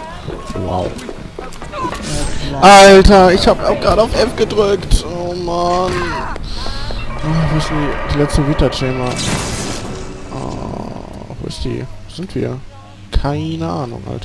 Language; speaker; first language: German; native; German